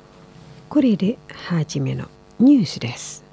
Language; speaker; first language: Japanese; non-native, fluent; Indonesian